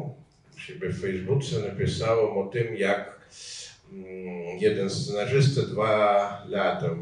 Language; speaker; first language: Polish; non-native, learner; Ukrainian